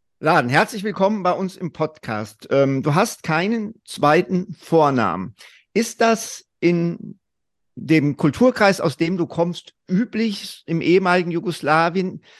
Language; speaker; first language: German; native; German